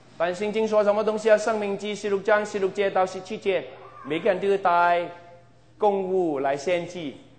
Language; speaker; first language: Chinese; non-native, local second language; Cantonese